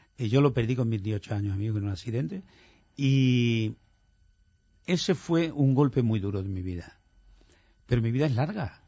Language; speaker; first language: Spanish; native; Spanish